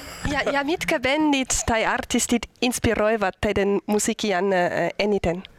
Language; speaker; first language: Finnish; non-native, learner; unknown